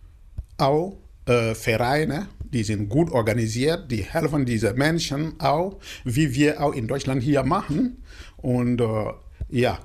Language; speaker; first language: German; non-native, learner; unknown